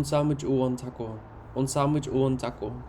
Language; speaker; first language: Spanish; non-native, learner; English